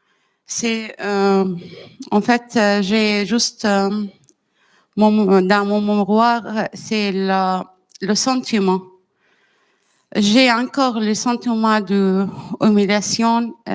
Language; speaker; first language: French; non-native, learner; Arabic